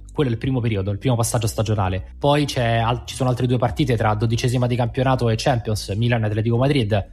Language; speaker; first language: Italian; native; Italian